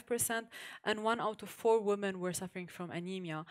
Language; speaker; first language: English; non-native, fluent; Arabic